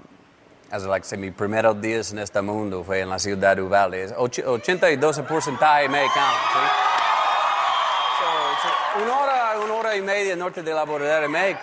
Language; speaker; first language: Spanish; non-native, learner; English